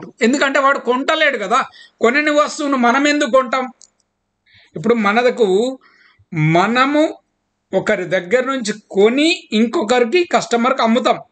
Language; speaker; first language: Telugu; native; Telugu